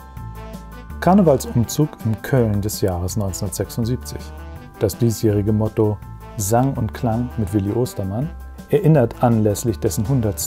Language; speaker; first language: German; native; German